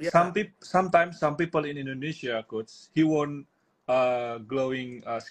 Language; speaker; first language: English; non-native, learner; Indonesian